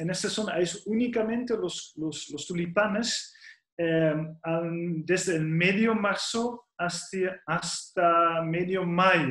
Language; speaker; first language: Spanish; non-native, fluent; Dutch